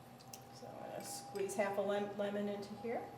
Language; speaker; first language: English; native; English